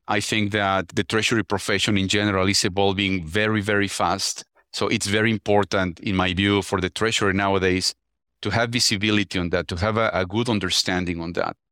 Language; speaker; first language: English; non-native, fluent; Spanish